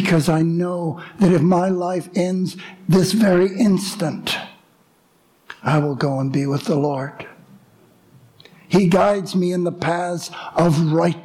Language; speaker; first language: English; native; English